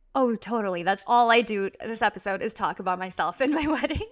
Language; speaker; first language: English; early bilingual, other home language; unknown